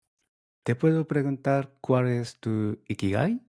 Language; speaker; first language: Spanish; non-native, fluent; Japanese